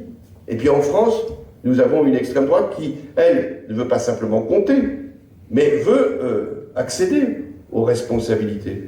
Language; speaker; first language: French; native; French